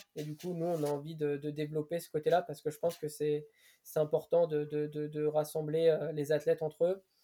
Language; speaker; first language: French; native; French